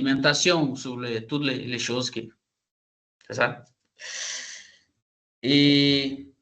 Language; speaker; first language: French; non-native, learner; Portuguese